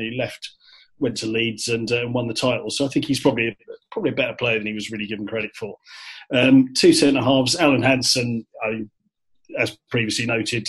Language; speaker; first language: English; native; English